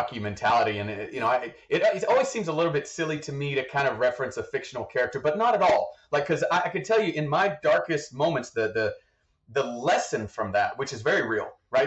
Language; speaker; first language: English; native; English